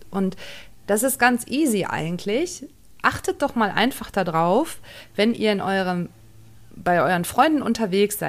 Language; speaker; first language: German; native; German